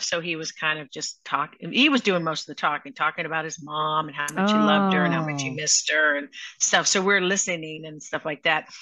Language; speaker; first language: English; native; English